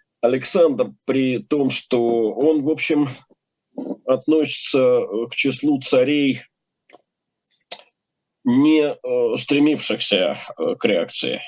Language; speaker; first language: Russian; native; Russian